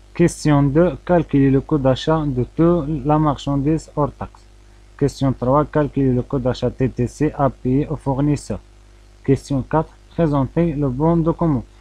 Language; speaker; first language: French; non-native, local second language; Arabic